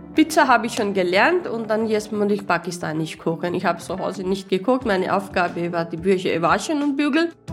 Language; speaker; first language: German; non-native, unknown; Urdu